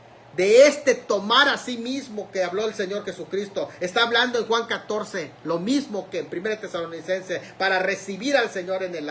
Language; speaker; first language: Spanish; native; Spanish